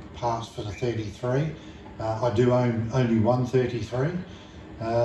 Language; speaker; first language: English; native; English